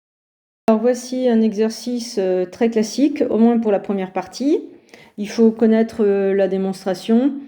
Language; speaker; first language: French; native; French